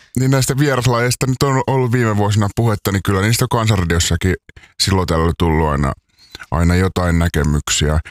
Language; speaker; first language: Finnish; native; Finnish